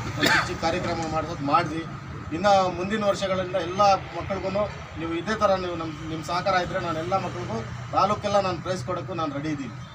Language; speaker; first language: Kannada; non-native, local second language; Urdu